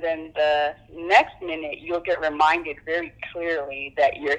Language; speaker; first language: English; non-native, local second language; Yoruba